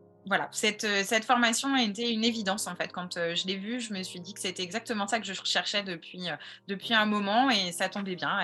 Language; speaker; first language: French; native; French